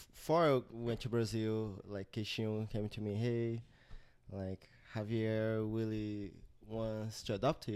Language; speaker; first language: English; non-native, learner; Portuguese